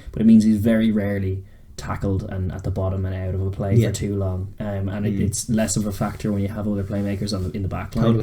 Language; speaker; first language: English; native; English